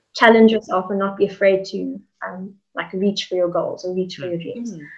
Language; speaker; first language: English; native; English